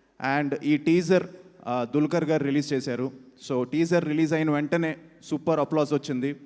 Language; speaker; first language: Telugu; native; Telugu